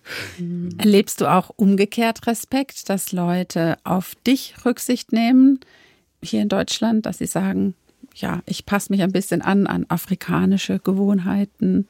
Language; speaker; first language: German; native; German